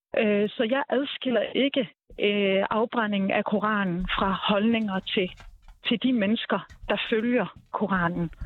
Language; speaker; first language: Danish; early bilingual, other home language; Arabic